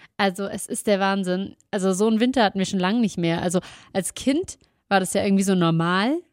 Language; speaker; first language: German; native; German